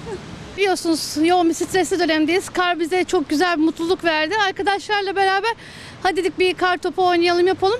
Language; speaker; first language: Turkish; native; Turkish